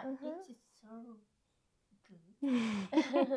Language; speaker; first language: English; non-native, learner; Japanese